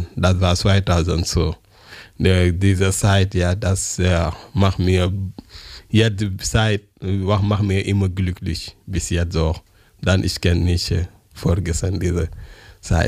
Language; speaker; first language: German; non-native, learner; French